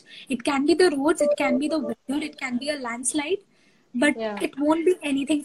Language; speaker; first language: English; non-native, local second language; Bangla